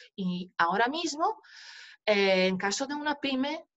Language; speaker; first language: Spanish; non-native, fluent; Polish